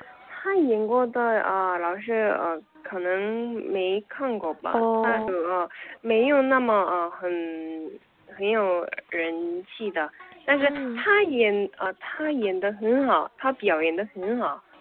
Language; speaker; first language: Chinese; non-native, learner; Korean